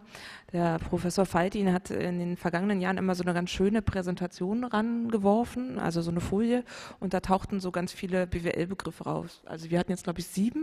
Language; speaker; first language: German; native; German